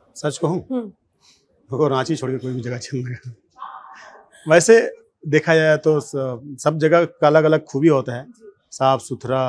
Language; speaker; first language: Hindi; non-native, local second language; Sadri